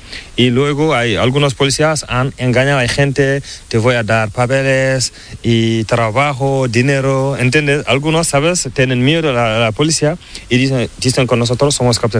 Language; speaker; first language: Spanish; non-native, learner; Fula